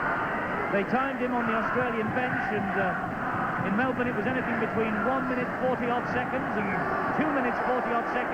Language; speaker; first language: English; native; English